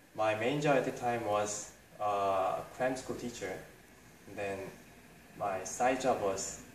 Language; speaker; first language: English; non-native, fluent; Korean